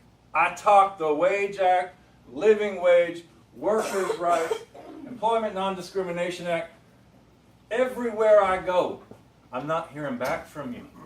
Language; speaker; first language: English; native; English